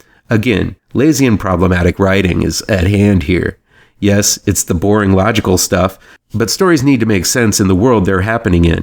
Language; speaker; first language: English; native; English